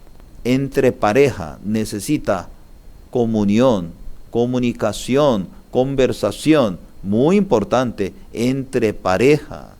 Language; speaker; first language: Spanish; non-native, learner; Korean